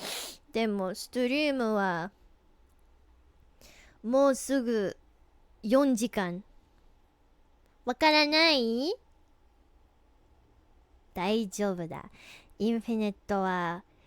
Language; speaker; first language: Japanese; non-native, learner; English